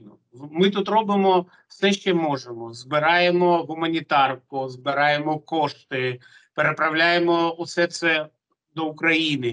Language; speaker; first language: Ukrainian; non-native, local second language; Russian